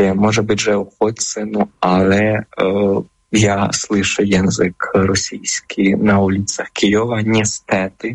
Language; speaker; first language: Polish; non-native, fluent; Ukrainian